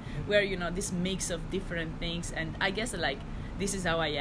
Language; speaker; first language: English; non-native, fluent; Italian